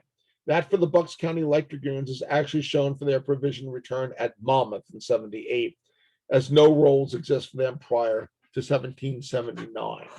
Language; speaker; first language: English; native; English